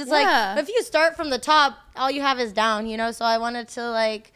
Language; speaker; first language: English; native; English